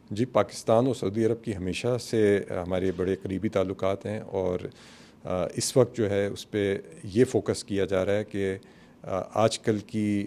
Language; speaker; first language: Urdu; native; Urdu